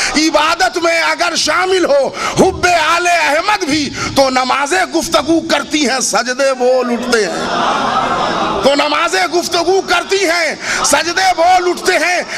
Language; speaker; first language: Urdu; native; Urdu